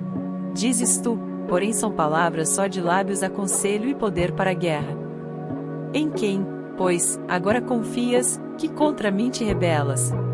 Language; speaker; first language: Portuguese; native; Portuguese